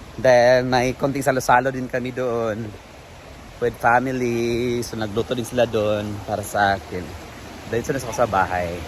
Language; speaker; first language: Filipino; non-native, local second language; Cebuano